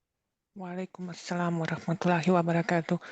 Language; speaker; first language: Arabic; non-native, learner; Polish